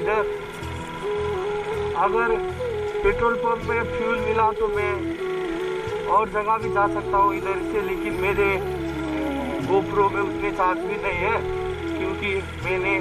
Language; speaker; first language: Hindi; non-native, learner; Nepali